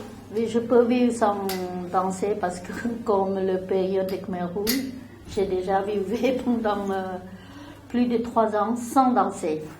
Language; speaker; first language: French; non-native, learner; Khmer